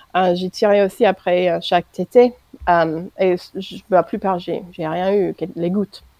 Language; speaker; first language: French; non-native, fluent; English